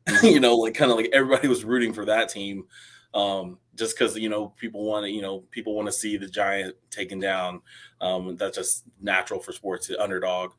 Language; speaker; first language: English; native; English